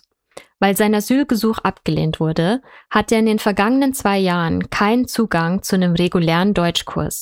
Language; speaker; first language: German; native; German